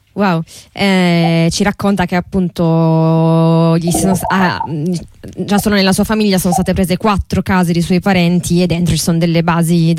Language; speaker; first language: Italian; native; Italian